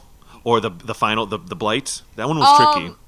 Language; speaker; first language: English; native; English